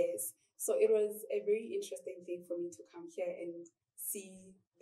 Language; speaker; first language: English; non-native, local second language; Southern Sotho